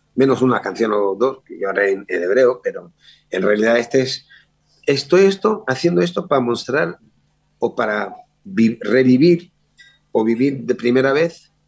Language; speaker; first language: Spanish; early bilingual, other home language; Hebrew